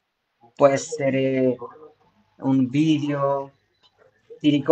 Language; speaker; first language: Italian; non-native, fluent; Bangla